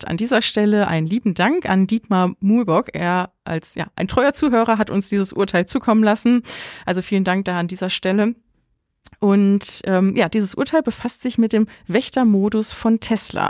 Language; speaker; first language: German; native; German